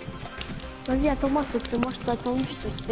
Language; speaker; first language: French; native; French